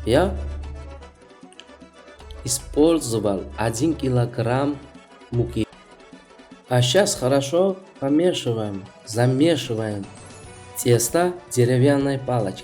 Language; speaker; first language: Russian; non-native, fluent; Georgian